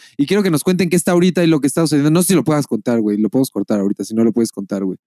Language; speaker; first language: Spanish; native; Spanish